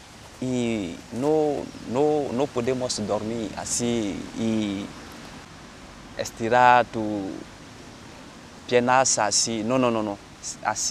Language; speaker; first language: Spanish; non-native, learner; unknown